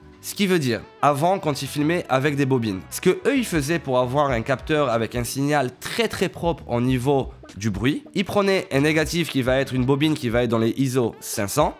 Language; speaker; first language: French; native; French